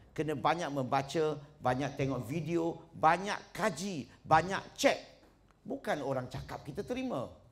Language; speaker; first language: Malay; non-native, local second language; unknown